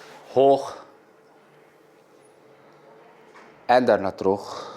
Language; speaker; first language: Dutch; non-native, learner; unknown